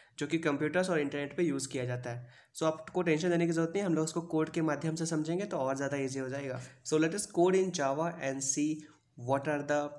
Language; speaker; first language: Hindi; native; Hindi